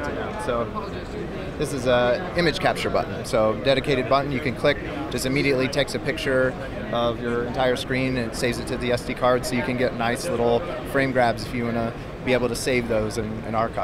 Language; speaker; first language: English; native; English